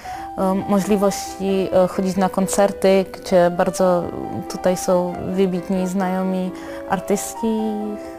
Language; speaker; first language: Polish; non-native, learner; Czech